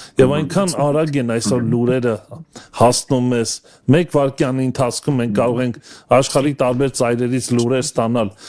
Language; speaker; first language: Armenian; native; Armenian